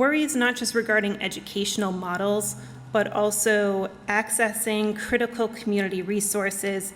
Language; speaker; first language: English; native; English